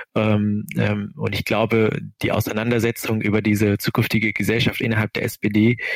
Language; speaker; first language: German; non-native, fluent; Arabic